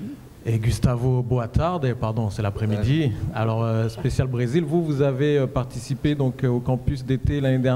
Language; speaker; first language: French; native; French